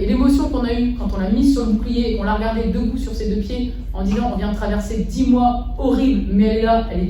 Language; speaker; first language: French; native; French